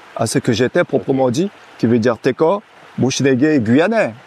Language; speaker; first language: French; non-native, local second language; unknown